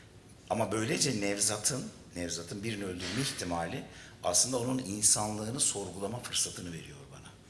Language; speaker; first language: Turkish; native; Turkish